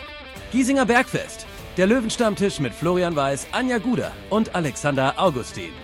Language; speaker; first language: German; native; German